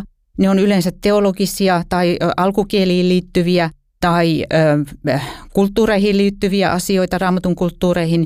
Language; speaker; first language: Finnish; native; Finnish